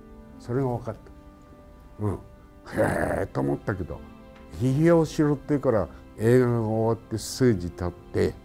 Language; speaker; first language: Japanese; native; Japanese